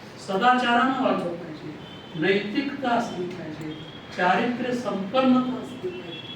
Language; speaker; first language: Marathi; non-native, local second language; Kannada